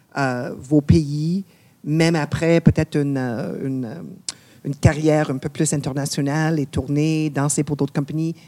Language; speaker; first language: French; non-native, fluent; English